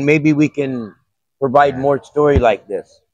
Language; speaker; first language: English; native; English